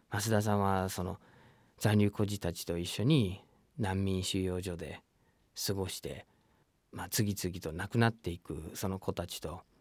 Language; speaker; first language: Japanese; non-native, fluent; English